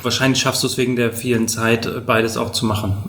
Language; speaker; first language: German; native; German